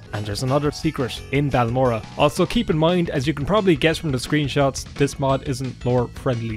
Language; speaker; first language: English; native; English